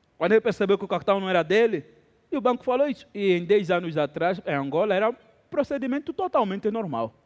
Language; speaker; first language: Portuguese; native; Portuguese